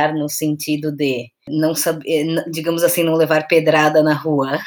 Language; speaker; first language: Portuguese; native; Portuguese